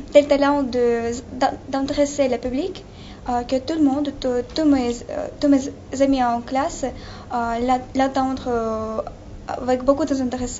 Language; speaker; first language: French; non-native, learner; Russian